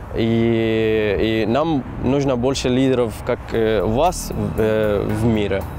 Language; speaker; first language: Russian; non-native, fluent; Persian